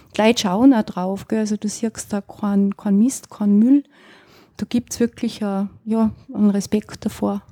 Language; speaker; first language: German; native; German